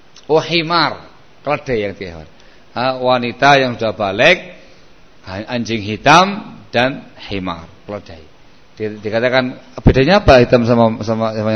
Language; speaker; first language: Indonesian; non-native, local second language; Javanese